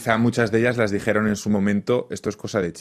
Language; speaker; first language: Spanish; native; Spanish